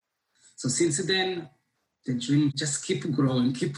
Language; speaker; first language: English; non-native, local second language; Kinyarwanda